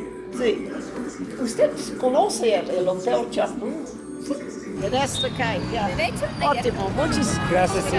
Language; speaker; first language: Spanish; non-native, fluent; English